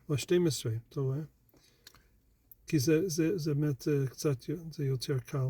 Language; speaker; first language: Hebrew; non-native, learner; English